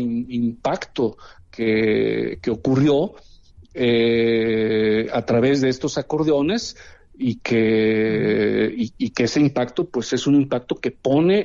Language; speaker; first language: Spanish; native; Spanish